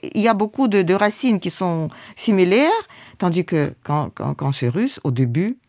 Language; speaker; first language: French; non-native, fluent; Russian